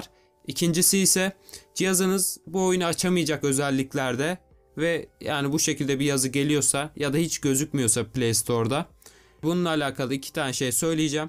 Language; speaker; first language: Turkish; native; Turkish